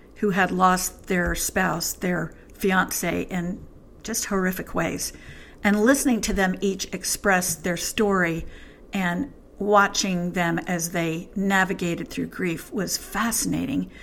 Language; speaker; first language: English; native; English